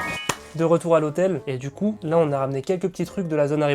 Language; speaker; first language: French; native; French